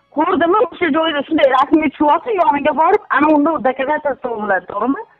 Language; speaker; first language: Uzbek; early bilingual, heritage; Uzbek